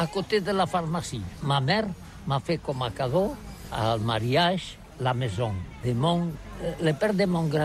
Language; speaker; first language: French; non-native, learner; Catalan